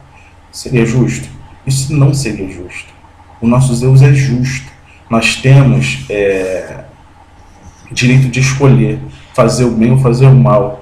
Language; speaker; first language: Portuguese; native; Portuguese